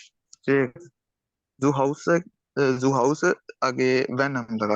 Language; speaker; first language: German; non-native, learner; Urdu